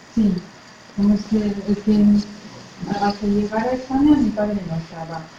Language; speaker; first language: Spanish; non-native, fluent; Arabic